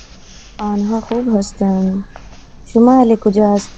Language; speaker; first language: Persian; non-native, learner; Urdu